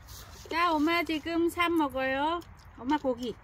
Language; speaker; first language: Korean; non-native, learner; Vietnamese